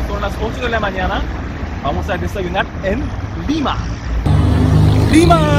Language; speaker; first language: Spanish; non-native, learner; Korean